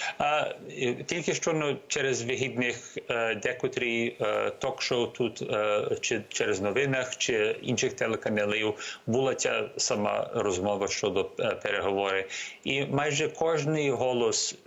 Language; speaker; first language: Ukrainian; early bilingual, heritage; Ukrainian